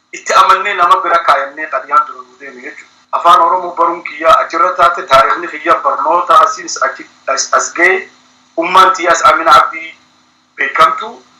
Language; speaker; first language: Oromo; early bilingual, heritage; Somali